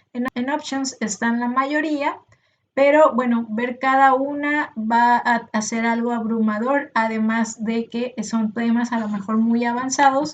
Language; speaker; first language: Spanish; native; Spanish